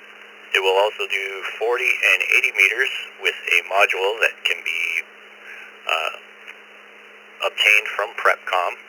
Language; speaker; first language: English; native; English